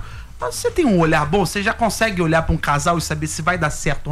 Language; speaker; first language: Portuguese; native; Portuguese